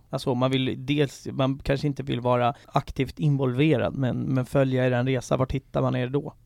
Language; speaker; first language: Swedish; native; Swedish